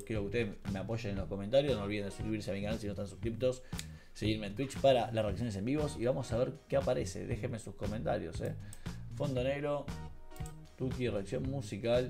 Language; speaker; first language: Spanish; native; Spanish